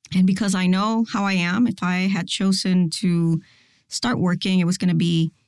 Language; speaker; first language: English; non-native, fluent; Spanish